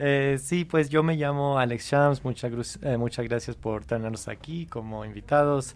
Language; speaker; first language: Spanish; non-native, fluent; English